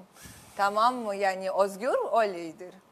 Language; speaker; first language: Turkish; non-native, learner; Russian